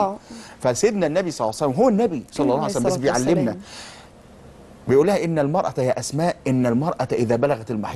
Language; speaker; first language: Arabic; native; Arabic